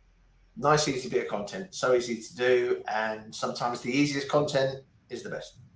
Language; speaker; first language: English; native; English